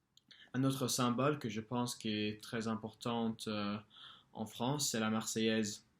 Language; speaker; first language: French; non-native, fluent; English